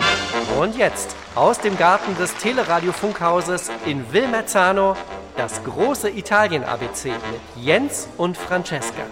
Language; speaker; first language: German; native; German